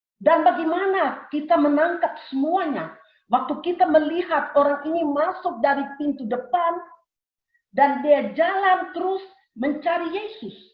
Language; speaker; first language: Indonesian; early bilingual, heritage; Indonesian